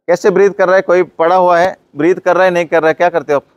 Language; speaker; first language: Hindi; non-native, local second language; Kannada